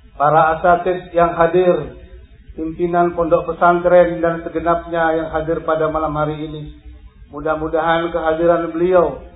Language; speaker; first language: Indonesian; non-native, local second language; Javanese